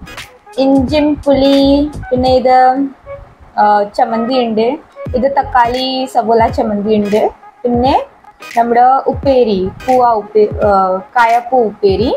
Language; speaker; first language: Malayalam; non-native, learner; Hindi